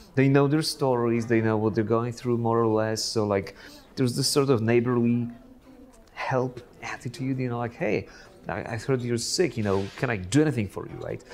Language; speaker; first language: English; non-native, fluent; Polish